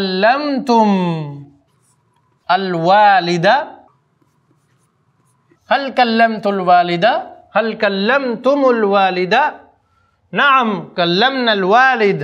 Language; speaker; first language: Arabic; non-native, fluent; Urdu